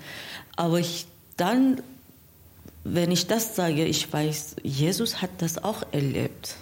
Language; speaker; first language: German; non-native, learner; Persian